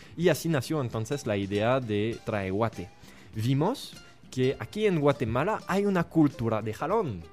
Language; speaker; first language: Spanish; non-native, fluent; French